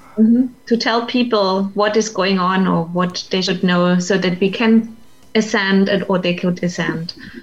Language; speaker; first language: English; non-native, fluent; German